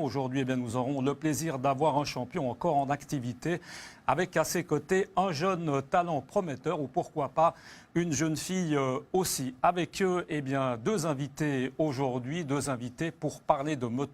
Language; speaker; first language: French; native; French